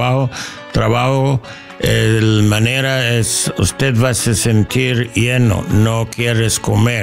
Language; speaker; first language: Spanish; non-native, learner; English